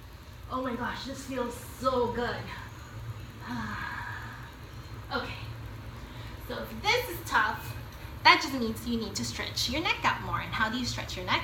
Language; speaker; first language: English; native; English